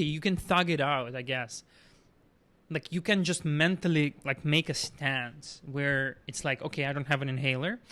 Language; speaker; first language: English; non-native, fluent; Russian